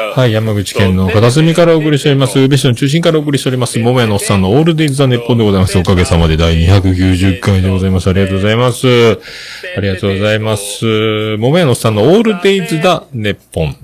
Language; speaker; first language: Japanese; native; Japanese